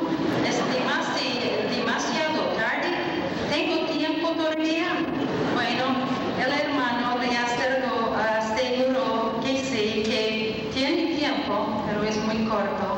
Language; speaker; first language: Spanish; non-native, fluent; English